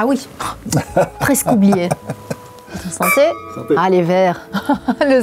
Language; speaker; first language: French; non-native, local second language; Dutch